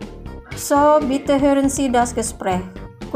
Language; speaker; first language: German; non-native, fluent; Indonesian